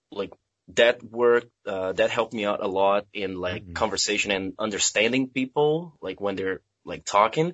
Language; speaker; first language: English; non-native, fluent; Portuguese